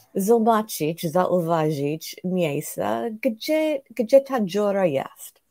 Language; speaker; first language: Polish; non-native, fluent; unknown